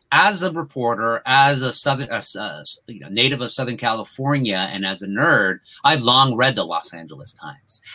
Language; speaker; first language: English; early bilingual, other home language; Spanish